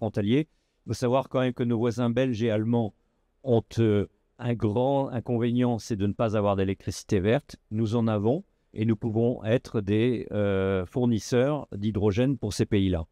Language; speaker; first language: French; native; French